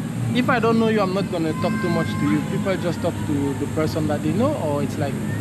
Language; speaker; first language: English; non-native, learner; French